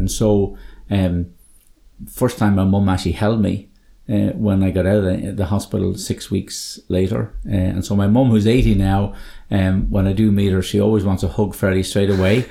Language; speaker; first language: English; native; English